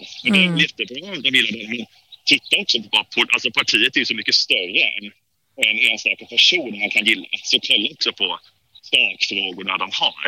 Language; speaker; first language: Swedish; native; Swedish